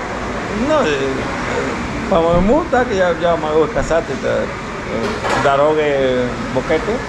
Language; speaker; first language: Russian; non-native, learner; Spanish